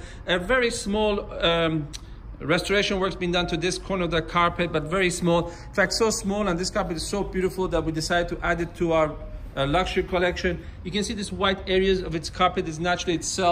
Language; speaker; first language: English; non-native, fluent; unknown